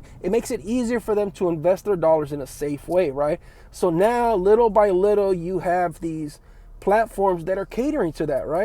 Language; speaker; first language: English; native; English